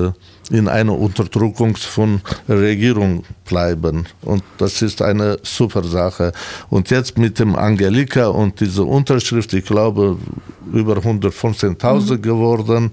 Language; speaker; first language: German; non-native, learner; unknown